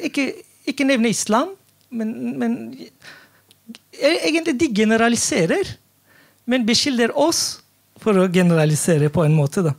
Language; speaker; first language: Norwegian; non-native, fluent; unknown